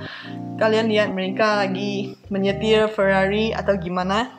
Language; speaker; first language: Indonesian; non-native, fluent; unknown